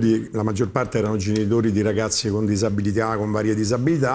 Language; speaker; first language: Italian; native; Italian